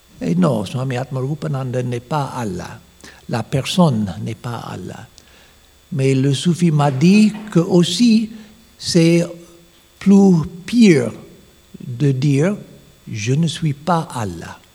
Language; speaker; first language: French; non-native, fluent; English